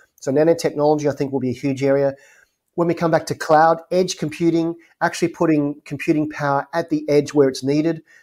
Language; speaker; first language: English; native; English